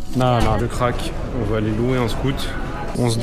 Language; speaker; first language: French; native; French